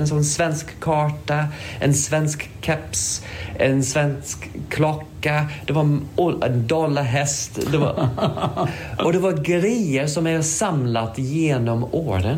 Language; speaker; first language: Swedish; non-native, fluent; English